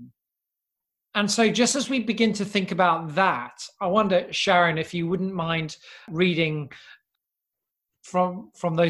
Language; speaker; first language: English; native; English